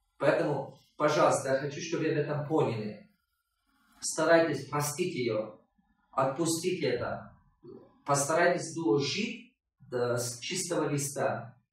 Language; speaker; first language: Russian; non-native, local second language; Tajik